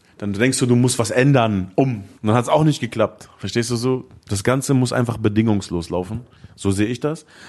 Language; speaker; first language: German; early bilingual, other home language; Arabic